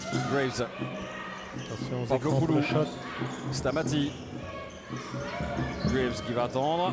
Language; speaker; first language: French; native; French